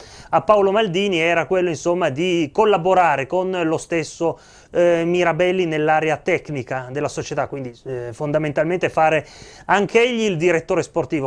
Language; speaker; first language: Italian; native; Italian